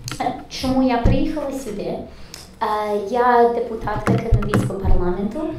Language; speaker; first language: Ukrainian; early bilingual, heritage; English